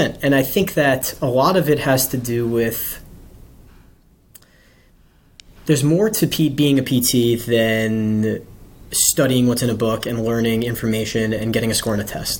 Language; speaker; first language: English; native; English